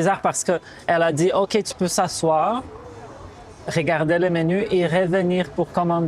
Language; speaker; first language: French; non-native, fluent; Portuguese